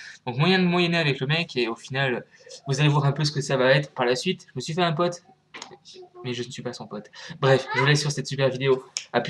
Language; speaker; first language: French; native; French